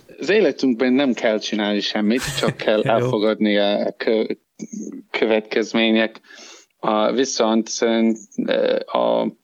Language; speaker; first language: Hungarian; non-native, learner; English